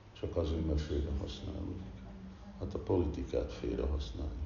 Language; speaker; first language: Hungarian; early bilingual, heritage; Hungarian